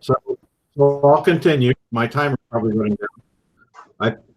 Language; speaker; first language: English; native; English